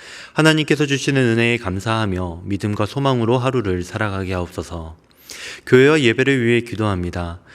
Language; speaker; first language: Korean; native; Korean